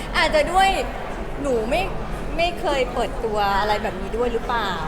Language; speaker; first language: Thai; native; Thai